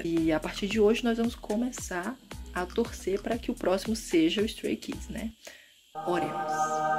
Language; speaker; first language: Portuguese; native; Portuguese